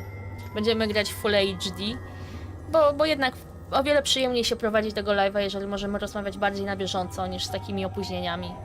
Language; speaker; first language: Polish; native; Polish